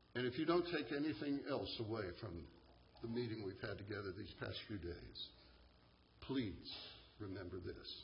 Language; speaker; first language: English; native; English